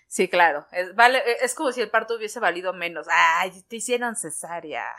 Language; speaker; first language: Spanish; native; Spanish